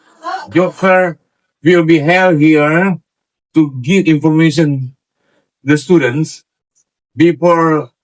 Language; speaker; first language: English; non-native, learner; Indonesian